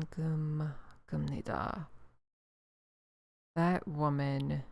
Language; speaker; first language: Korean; non-native, learner; English